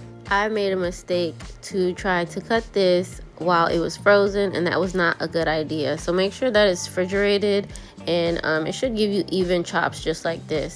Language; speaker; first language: English; native; English